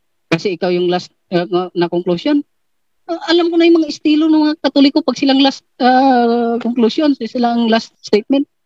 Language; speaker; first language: Filipino; native; Filipino